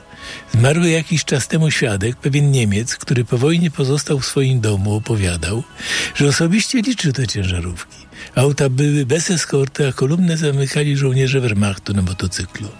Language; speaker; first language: Polish; native; Polish